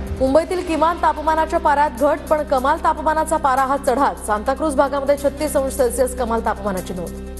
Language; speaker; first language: Marathi; native; Marathi